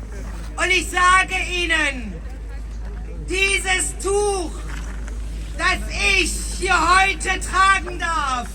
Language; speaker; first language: German; early bilingual, other home language; Kurdish